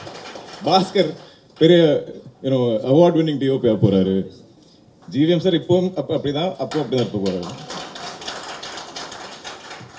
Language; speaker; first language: Tamil; non-native, fluent; Malayalam